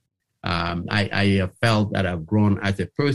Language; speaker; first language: English; non-native, local second language; Acoli